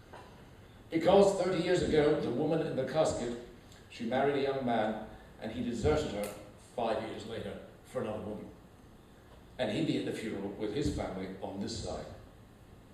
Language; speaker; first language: English; native; English